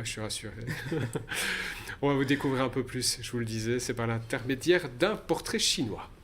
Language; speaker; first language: French; native; French